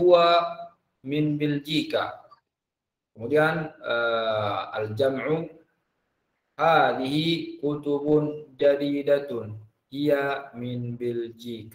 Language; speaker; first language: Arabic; non-native, fluent; Indonesian